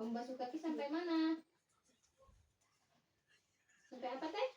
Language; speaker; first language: Indonesian; native; Indonesian